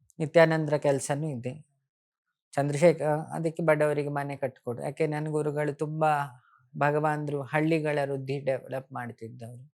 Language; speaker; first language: Kannada; native; Kannada